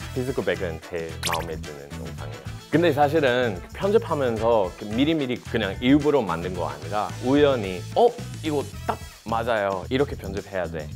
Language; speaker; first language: Korean; non-native, fluent; English